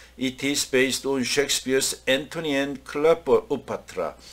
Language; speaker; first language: English; non-native, fluent; Korean